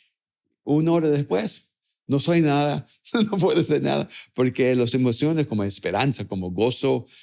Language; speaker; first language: Spanish; early bilingual, other home language; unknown